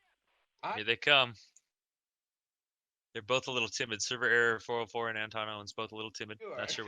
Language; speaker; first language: English; native; English